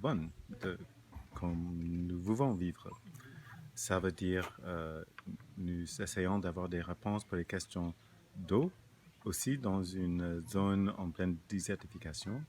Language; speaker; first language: French; non-native, fluent; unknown